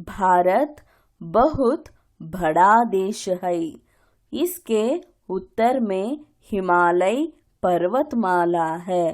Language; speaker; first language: Hindi; non-native, local second language; Kannada